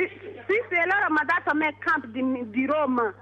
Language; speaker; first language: Italian; non-native, learner; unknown